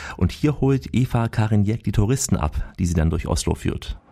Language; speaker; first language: German; native; German